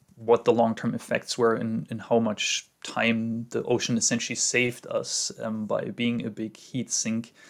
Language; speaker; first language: English; non-native, fluent; German